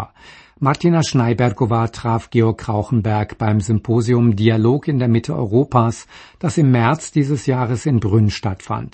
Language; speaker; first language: German; native; German